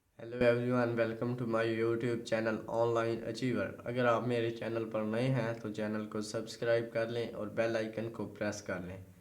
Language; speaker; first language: Urdu; non-native, local second language; Punjabi